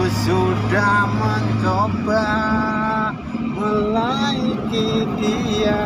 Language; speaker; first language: Indonesian; non-native, local second language; Javanese